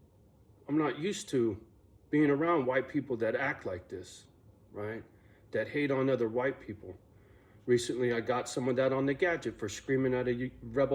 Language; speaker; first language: English; native; English